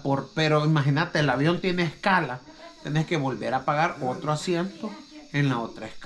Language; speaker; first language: Spanish; native; Spanish